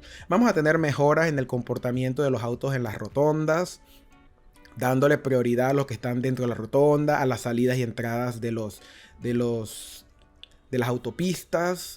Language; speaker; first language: Spanish; native; Spanish